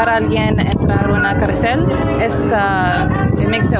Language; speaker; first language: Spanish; non-native, learner; English